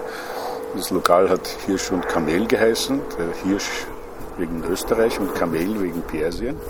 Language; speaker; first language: German; non-native, fluent; Persian